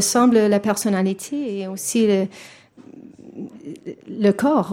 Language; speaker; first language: French; non-native, fluent; English